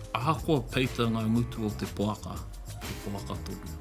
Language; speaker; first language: Māori; non-native, local second language; English